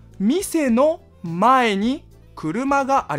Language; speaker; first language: Japanese; non-native, fluent; Chinese